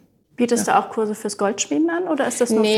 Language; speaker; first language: German; native; German